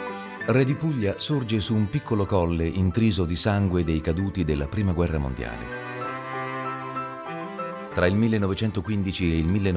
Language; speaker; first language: Italian; native; Italian